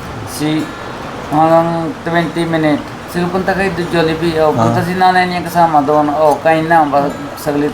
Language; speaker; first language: Filipino; non-native, learner; Punjabi